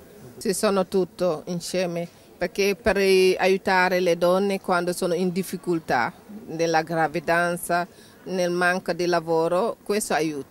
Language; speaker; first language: Italian; non-native, learner; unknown